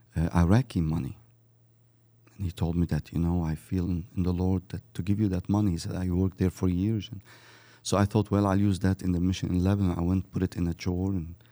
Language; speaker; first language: English; early bilingual, other home language; Arabic